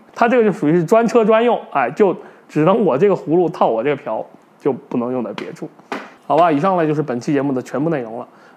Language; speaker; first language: Chinese; native; Chinese